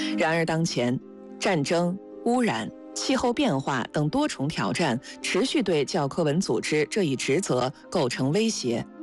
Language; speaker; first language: Chinese; native; Chinese